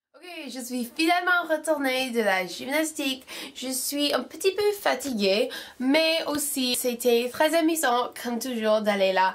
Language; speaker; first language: French; non-native, fluent; English